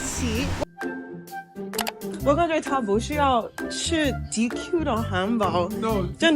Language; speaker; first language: Chinese; non-native, fluent; English